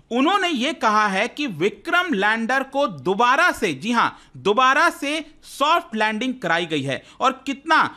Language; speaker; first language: Hindi; native; Hindi